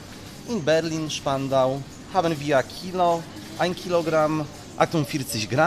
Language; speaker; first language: German; non-native, learner; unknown